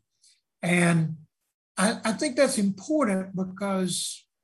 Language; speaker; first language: English; native; English